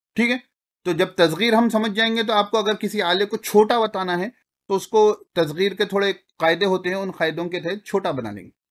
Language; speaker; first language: Urdu; native; Urdu